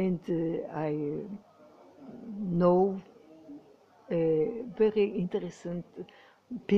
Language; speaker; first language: English; non-native, learner; Croatian